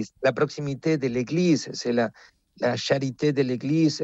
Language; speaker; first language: French; non-native, fluent; Spanish